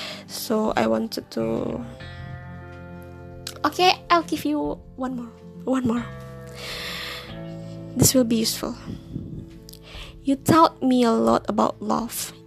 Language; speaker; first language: English; non-native, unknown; Indonesian